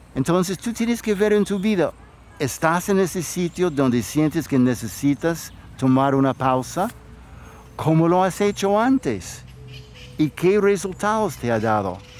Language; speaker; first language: Spanish; non-native, fluent; English